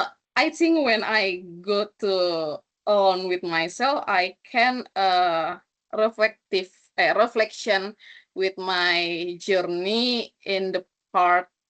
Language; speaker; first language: English; non-native, learner; Indonesian